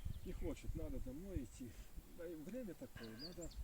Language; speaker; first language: Russian; native; Russian